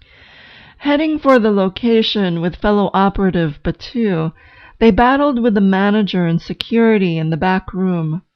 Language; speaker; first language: English; native; English